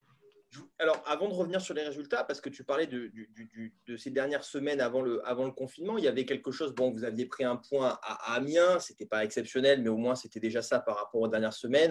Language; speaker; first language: French; native; French